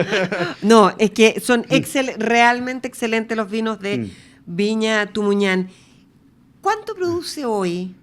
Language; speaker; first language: Spanish; native; Spanish